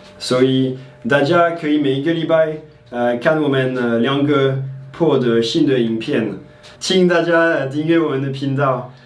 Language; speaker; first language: Chinese; non-native, fluent; French